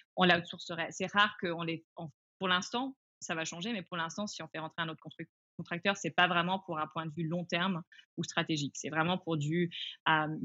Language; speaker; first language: French; early bilingual, other home language; English